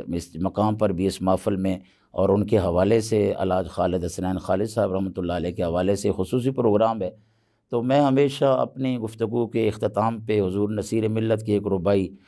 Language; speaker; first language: Urdu; non-native, local second language; Punjabi